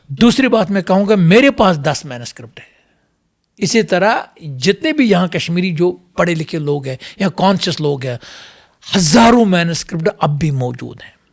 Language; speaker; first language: Urdu; non-native, local second language; Kashmiri